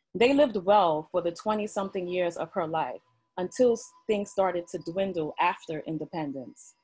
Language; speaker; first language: English; native; English